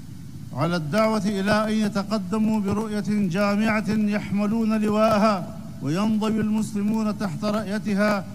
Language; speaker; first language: Arabic; non-native, fluent; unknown